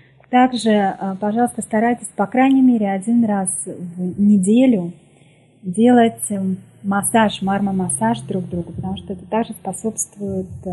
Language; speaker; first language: Russian; native; Russian